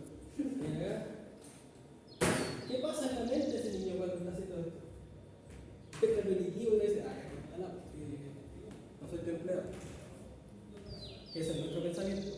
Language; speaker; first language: Spanish; native; Spanish